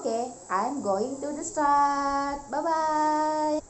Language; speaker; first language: English; non-native, learner; Indonesian